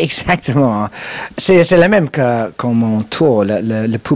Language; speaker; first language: French; non-native, learner; English